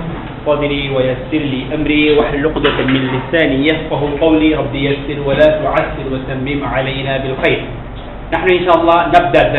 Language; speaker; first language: Arabic; non-native, fluent; Bangla